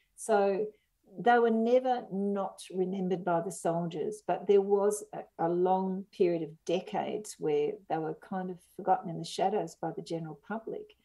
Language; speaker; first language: English; native; English